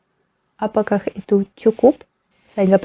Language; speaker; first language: Indonesian; non-native, learner; Russian